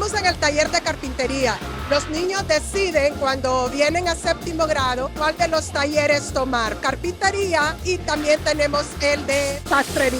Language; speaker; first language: Spanish; native; Spanish